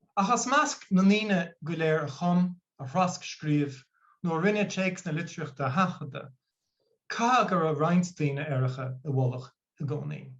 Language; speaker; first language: Irish; non-native, local second language; English